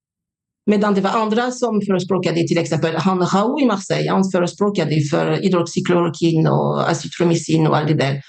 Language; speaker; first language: Swedish; non-native, fluent; French